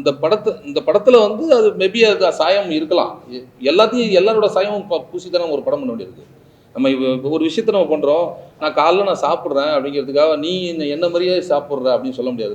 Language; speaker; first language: Tamil; native; Tamil